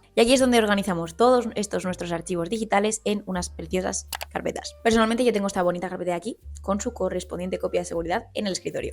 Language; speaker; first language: Spanish; native; Spanish